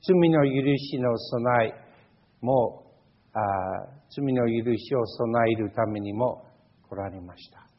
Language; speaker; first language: Japanese; non-native, fluent; English